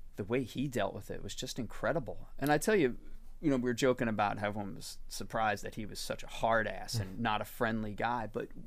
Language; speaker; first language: English; native; English